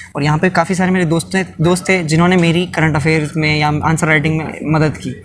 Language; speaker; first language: Hindi; non-native, local second language; Urdu